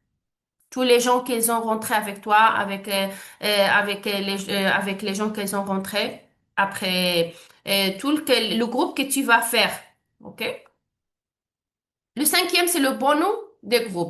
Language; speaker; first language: French; non-native, learner; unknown